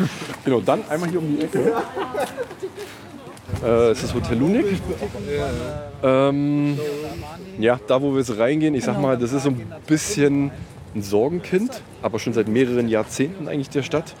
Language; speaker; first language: German; native; German